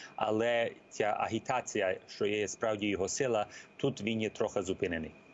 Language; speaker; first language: Ukrainian; early bilingual, heritage; Ukrainian